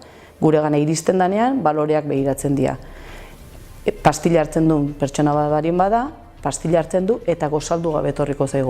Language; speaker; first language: Basque; native; Basque